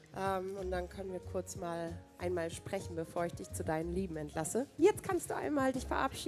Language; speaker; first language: German; native; German